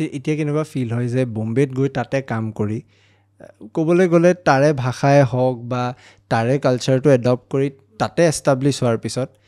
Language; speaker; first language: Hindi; non-native, local second language; Assamese